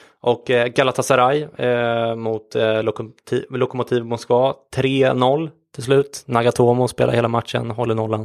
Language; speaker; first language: Swedish; native; Swedish